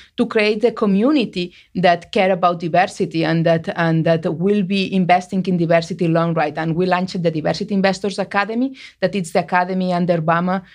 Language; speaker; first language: English; non-native, fluent; Spanish